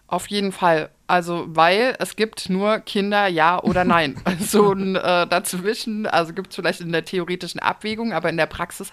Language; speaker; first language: German; native; German